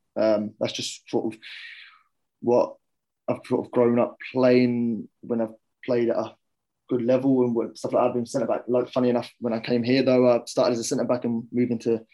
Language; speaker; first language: English; native; English